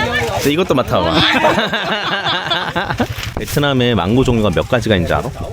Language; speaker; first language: Korean; native; Korean